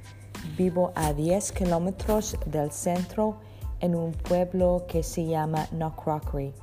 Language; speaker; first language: Spanish; non-native, learner; English